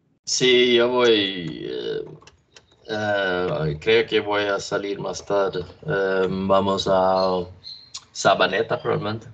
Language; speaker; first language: Spanish; non-native, learner; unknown